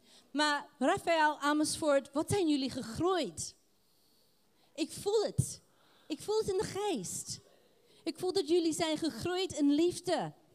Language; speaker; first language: Dutch; non-native, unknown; English